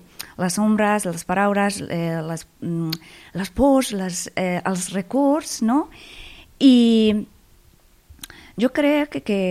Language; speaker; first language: Catalan; non-native, fluent; Persian